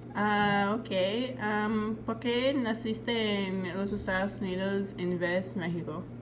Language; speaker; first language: Spanish; non-native, learner; English